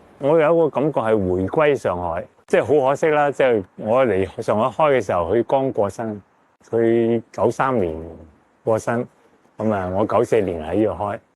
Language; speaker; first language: Cantonese; native; Cantonese